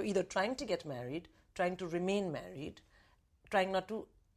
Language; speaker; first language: English; non-native, local second language; Hindi